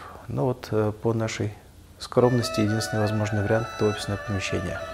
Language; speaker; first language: Russian; native; Russian